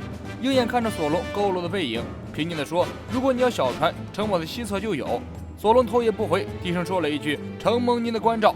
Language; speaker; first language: Chinese; native; Chinese